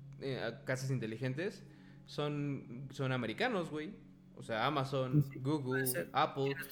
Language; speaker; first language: Spanish; native; Spanish